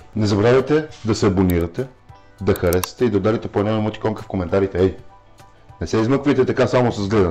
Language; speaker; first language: Bulgarian; native; Bulgarian